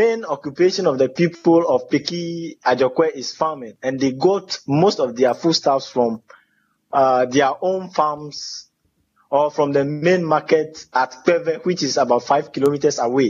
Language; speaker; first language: English; non-native, local second language; Ewe